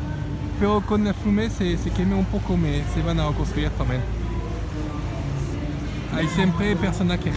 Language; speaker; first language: Spanish; non-native, learner; French